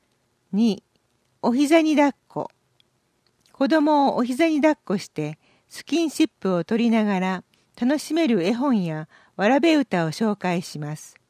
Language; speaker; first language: Japanese; native; Japanese